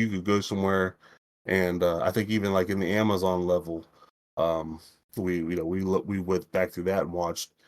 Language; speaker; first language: English; native; English